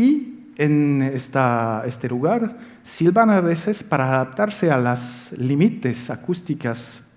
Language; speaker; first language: Spanish; non-native, fluent; French